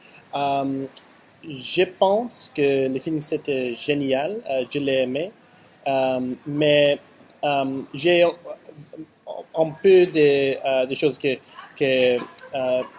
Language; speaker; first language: French; non-native, learner; English